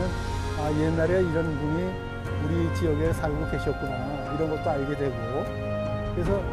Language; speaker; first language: Korean; native; Korean